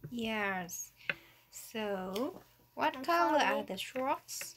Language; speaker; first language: English; non-native, learner; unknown